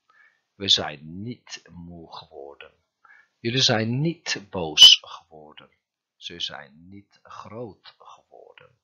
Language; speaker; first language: Dutch; non-native, fluent; Turkish